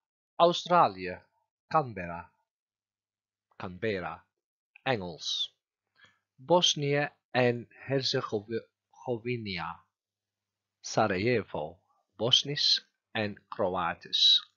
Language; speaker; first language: Dutch; non-native, fluent; Turkish